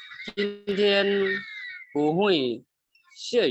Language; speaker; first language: Chinese; non-native, learner; Lao